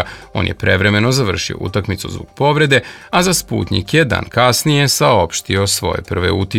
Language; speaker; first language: Serbian; native; Serbian